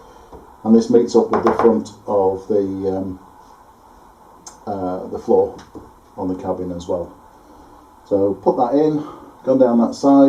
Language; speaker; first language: English; native; English